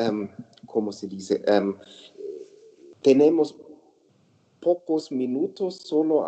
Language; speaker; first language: Spanish; non-native, learner; German